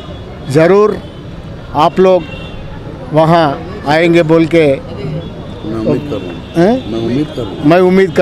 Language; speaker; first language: Hindi; non-native, local second language; Telugu